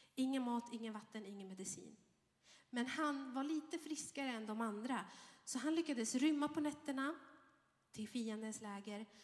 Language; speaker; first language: Swedish; early bilingual, other home language; Arabic